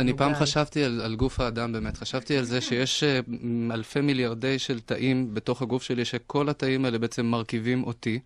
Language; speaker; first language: Hebrew; native; Hebrew